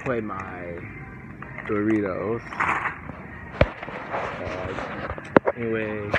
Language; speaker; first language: Chinese; non-native, learner; English